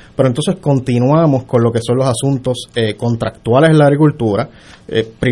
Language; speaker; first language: Spanish; native; Spanish